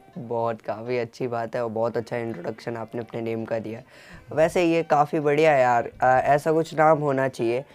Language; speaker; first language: Hindi; native; Hindi